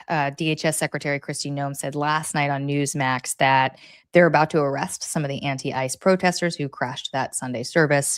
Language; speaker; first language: English; native; English